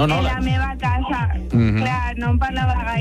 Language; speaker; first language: Catalan; non-native, local second language; Spanish